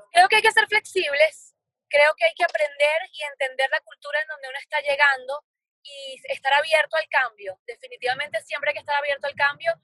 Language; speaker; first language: Spanish; native; Spanish